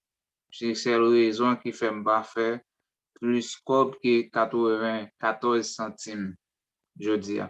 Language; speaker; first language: French; non-native, learner; Haitian Creole